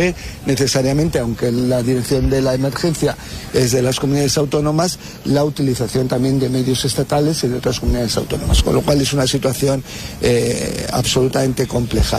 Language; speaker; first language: Spanish; native; Spanish